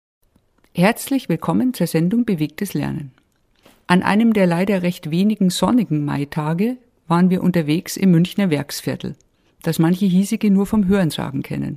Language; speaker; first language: German; native; German